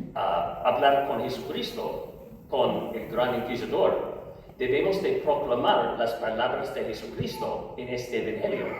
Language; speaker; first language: Spanish; non-native, learner; English